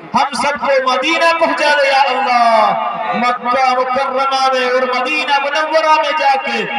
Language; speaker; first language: Urdu; non-native, fluent; Bangla